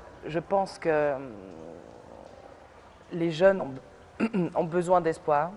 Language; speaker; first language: French; early bilingual, other home language; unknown